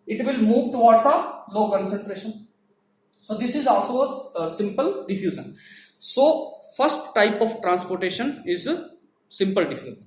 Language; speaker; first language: English; non-native, local second language; Hindi